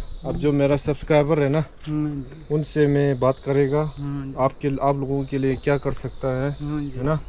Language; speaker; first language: Hindi; non-native, local second language; Tibetan